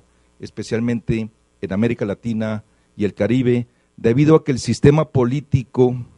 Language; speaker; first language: Spanish; native; Spanish